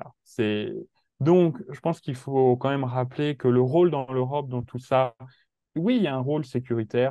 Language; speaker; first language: French; native; French